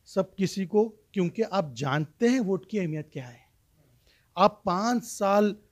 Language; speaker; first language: Hindi; non-native, local second language; Urdu